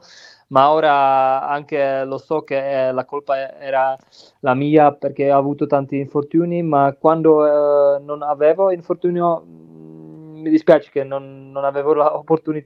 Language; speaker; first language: Italian; non-native, learner; Czech